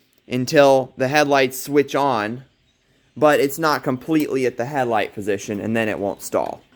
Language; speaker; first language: English; native; English